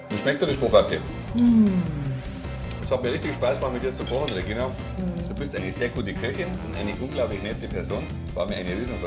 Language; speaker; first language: German; native; German